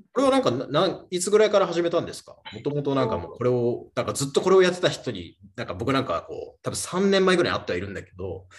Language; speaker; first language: Japanese; native; Japanese